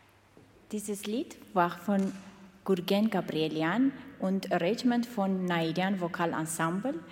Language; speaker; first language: German; non-native, fluent; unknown